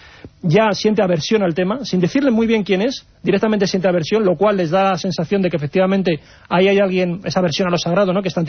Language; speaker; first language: Spanish; native; Spanish